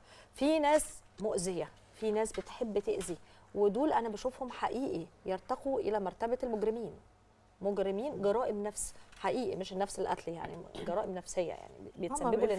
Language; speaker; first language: Arabic; native; Arabic